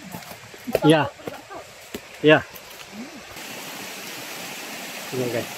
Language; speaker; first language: Indonesian; non-native, local second language; Malay